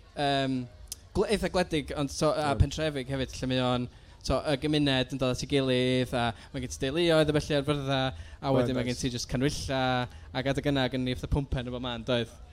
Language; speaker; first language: Welsh; native; Welsh